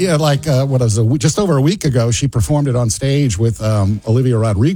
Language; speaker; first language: English; native; English